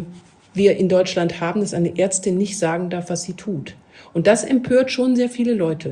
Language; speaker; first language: German; native; German